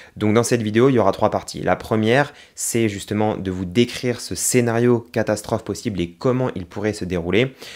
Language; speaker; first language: French; native; French